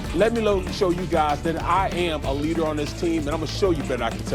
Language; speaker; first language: English; native; English